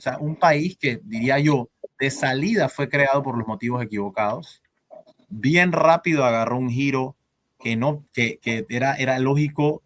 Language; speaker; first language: Spanish; native; Spanish